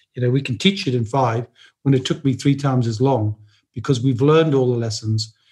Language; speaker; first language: English; native; English